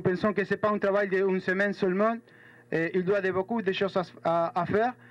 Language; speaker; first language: French; non-native, fluent; Spanish